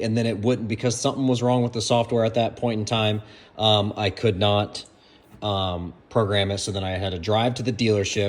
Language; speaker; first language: English; native; English